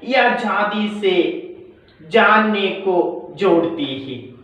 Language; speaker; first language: Hindi; non-native, local second language; Malayalam